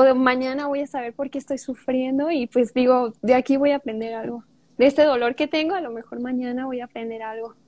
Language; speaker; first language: Spanish; native; Spanish